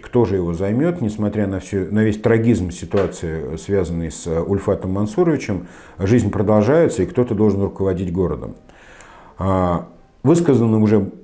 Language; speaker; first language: Russian; native; Russian